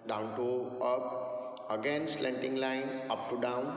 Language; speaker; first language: English; non-native, local second language; Gujarati